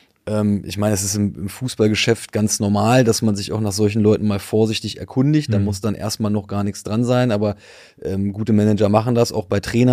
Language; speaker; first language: German; native; German